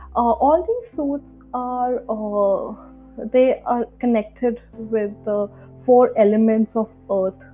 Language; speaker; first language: English; non-native, local second language; Hindi